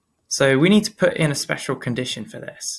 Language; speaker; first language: English; native; English